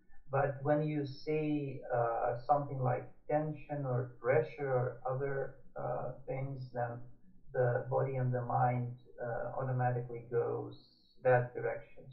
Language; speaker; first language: English; non-native, fluent; Russian